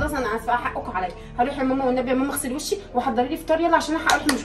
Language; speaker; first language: Arabic; native; Arabic